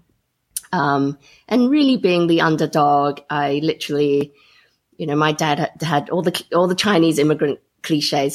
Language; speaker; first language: English; native; English